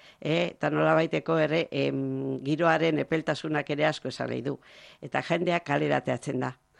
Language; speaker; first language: Basque; native; Basque